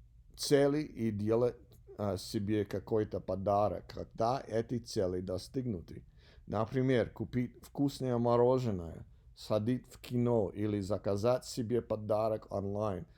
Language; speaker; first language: Russian; non-native, learner; English